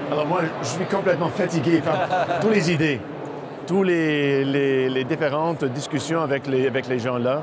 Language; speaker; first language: French; non-native, local second language; English